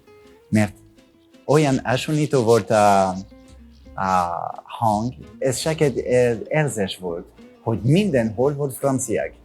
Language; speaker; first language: Hungarian; non-native, learner; French